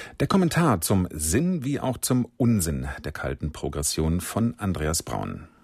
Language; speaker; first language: German; native; German